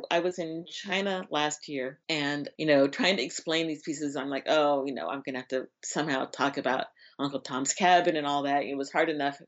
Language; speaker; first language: English; native; English